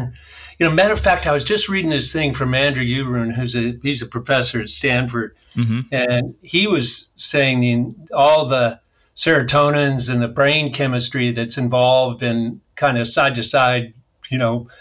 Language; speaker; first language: English; native; English